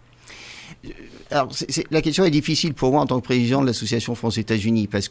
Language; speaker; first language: French; native; French